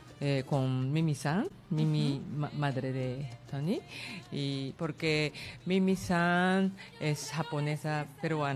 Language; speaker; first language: Spanish; non-native, learner; Japanese